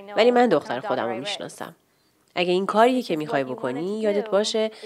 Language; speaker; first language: Persian; native; Persian